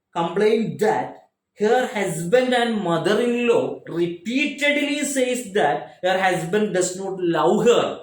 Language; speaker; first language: English; non-native, local second language; Malayalam